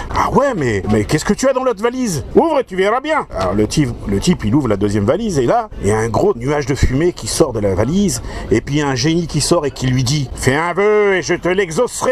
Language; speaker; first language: French; native; French